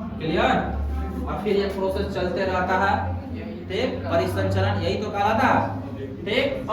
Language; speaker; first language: Hindi; native; Hindi